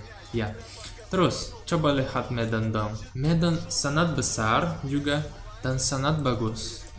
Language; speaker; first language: Indonesian; non-native, learner; Russian